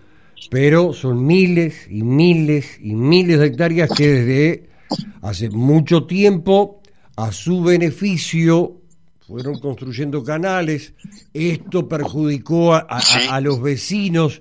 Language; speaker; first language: Spanish; native; Spanish